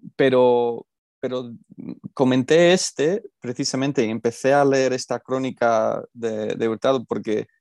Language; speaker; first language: Spanish; early bilingual, heritage; Spanish